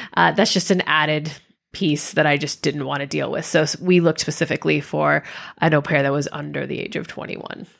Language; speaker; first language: English; native; English